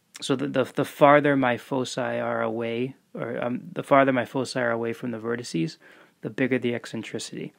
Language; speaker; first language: English; native; English